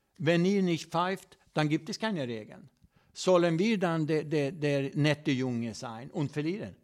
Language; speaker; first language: German; non-native, fluent; Swedish